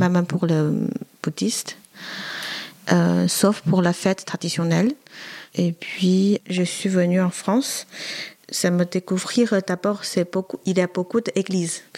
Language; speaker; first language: French; non-native, learner; Chinese